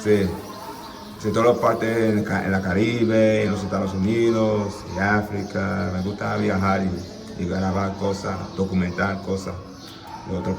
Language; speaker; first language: Spanish; non-native, learner; English